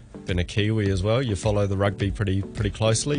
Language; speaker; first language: English; native; English